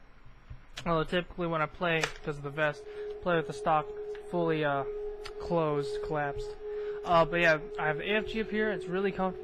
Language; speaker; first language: English; native; English